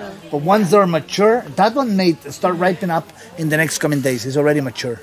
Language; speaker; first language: English; non-native, fluent; Spanish